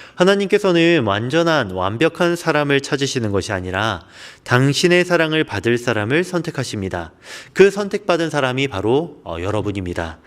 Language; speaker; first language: Korean; native; Korean